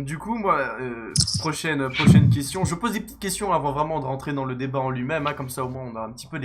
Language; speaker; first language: French; native; French